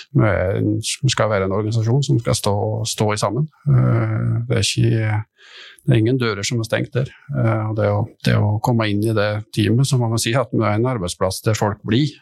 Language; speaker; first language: Norwegian; native; Norwegian